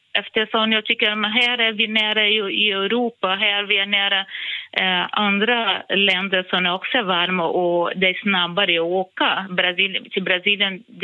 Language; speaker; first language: Swedish; non-native, fluent; Portuguese